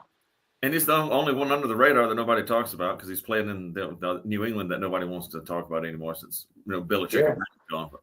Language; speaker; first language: English; native; English